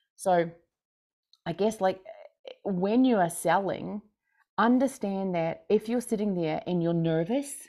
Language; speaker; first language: English; native; English